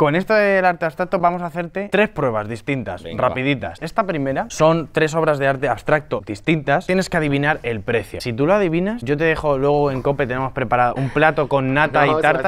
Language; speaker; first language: Spanish; native; Spanish